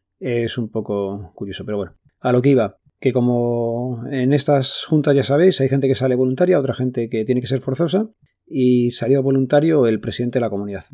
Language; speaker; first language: Spanish; native; Spanish